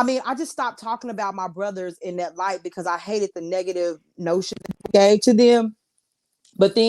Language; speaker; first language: English; native; English